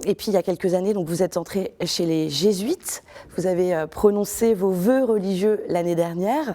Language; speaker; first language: French; native; French